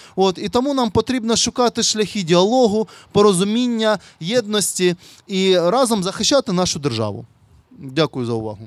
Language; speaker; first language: Ukrainian; non-native, local second language; Russian